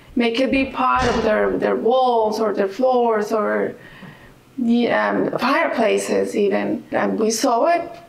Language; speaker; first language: English; non-native, fluent; Spanish